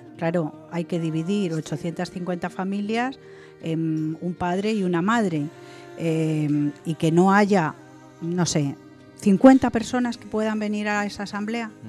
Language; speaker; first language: Spanish; native; Spanish